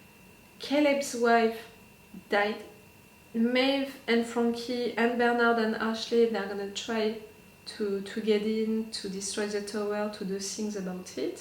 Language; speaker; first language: English; non-native, fluent; French